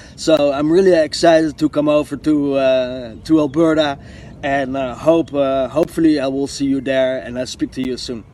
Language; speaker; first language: English; non-native, fluent; Dutch